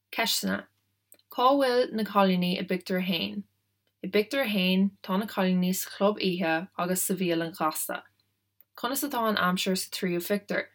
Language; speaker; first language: Irish; non-native, local second language; English